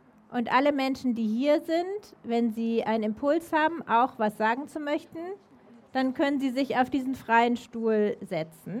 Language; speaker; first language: German; native; German